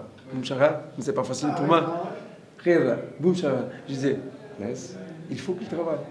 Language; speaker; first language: French; non-native, learner; Portuguese